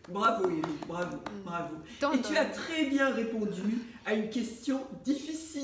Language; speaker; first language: French; native; French